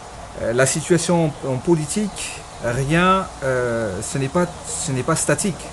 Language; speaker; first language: French; non-native, local second language; Malagasy